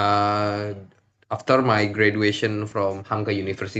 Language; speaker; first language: English; non-native, learner; Indonesian